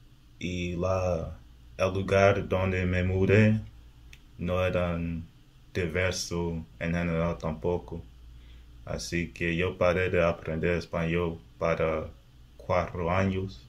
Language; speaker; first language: Spanish; non-native, learner; English